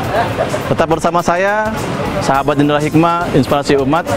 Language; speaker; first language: Indonesian; native; Indonesian